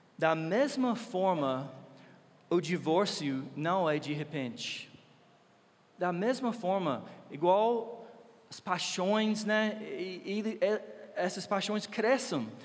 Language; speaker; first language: Portuguese; non-native, fluent; English